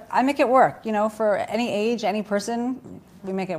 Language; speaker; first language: English; native; English